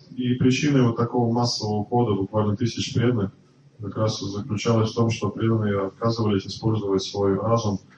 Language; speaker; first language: Russian; native; Russian